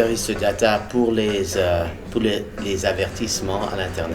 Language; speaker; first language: French; early bilingual, heritage; English